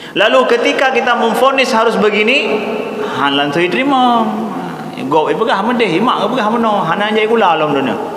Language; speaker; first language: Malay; non-native, local second language; Achinese